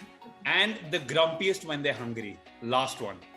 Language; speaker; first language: English; non-native, local second language; Hindi